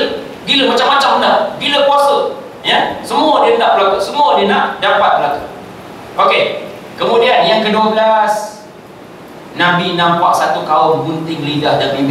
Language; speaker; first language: Malay; native; Malay